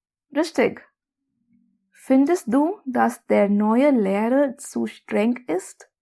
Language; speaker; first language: German; non-native, fluent; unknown